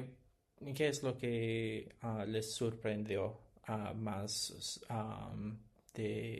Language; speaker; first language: Spanish; non-native, learner; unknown